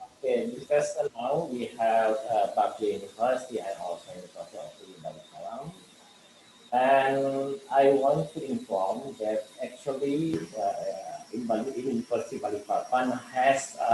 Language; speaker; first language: English; non-native, learner; Indonesian